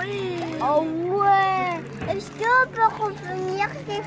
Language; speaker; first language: French; native; French